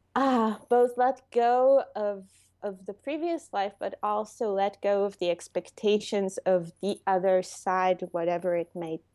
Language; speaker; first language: English; non-native, fluent; Hebrew